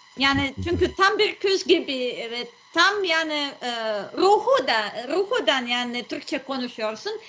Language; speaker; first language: Turkish; non-native, learner; Serbian